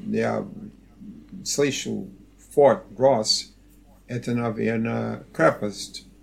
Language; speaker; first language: Russian; non-native, learner; English